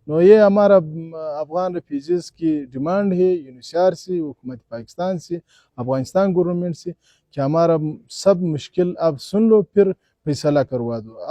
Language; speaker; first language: Hindi; non-native, fluent; Pashto